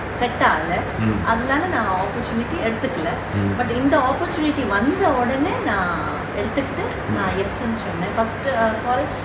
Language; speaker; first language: Tamil; non-native, local second language; Telugu